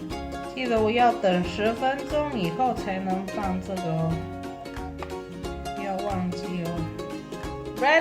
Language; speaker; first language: Chinese; early bilingual, heritage; Chinese